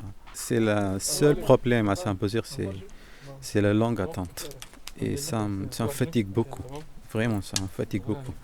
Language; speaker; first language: French; non-native, fluent; Arabic